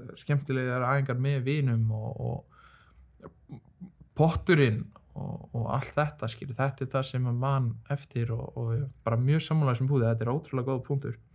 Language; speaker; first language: Icelandic; early bilingual, other home language; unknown